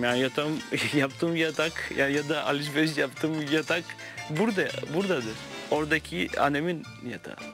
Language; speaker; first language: Turkish; non-native, fluent; Greek